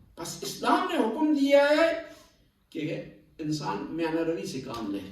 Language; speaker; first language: Urdu; non-native, local second language; Punjabi